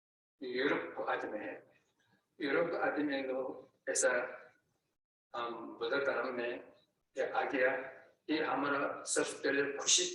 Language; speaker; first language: Hindi; non-native, learner; Tibetan